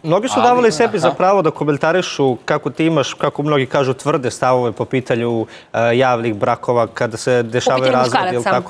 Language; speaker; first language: Serbian; native; Serbian